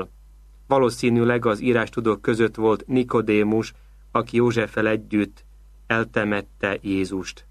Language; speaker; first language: Hungarian; native; Hungarian